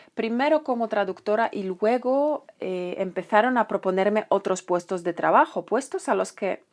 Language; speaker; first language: Spanish; non-native, fluent; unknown